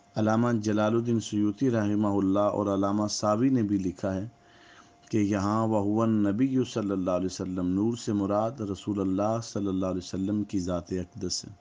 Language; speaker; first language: Urdu; native; Urdu